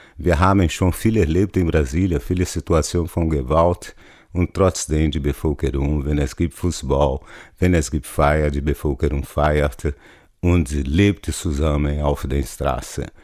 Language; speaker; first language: German; non-native, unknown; Portuguese